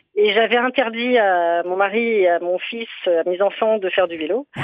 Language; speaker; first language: French; native; French